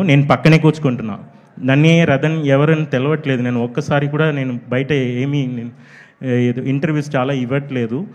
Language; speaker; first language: Telugu; non-native, fluent; Tamil